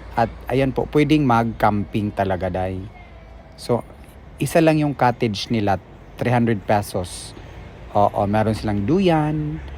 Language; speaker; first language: Filipino; non-native, local second language; Cebuano